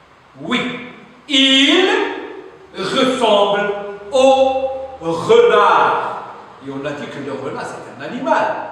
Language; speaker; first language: French; non-native, local second language; Arabic